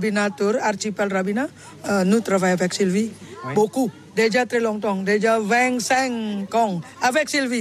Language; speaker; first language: French; non-native, learner; Balinese